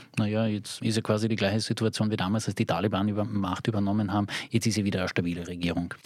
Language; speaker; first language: German; native; German